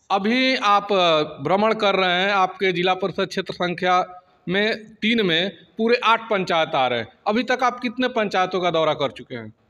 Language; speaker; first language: Hindi; native; Hindi